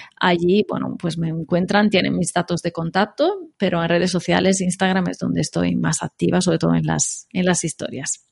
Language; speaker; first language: Spanish; non-native, fluent; Italian